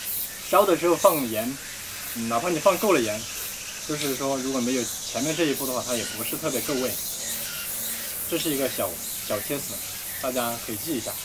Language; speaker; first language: Chinese; native; Chinese